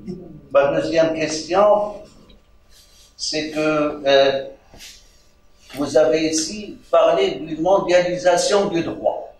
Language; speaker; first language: French; non-native, local second language; Arabic